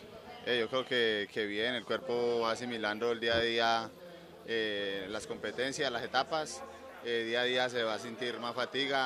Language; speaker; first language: Spanish; native; Spanish